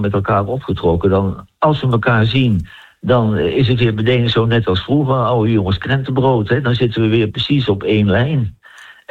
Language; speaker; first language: Dutch; native; Dutch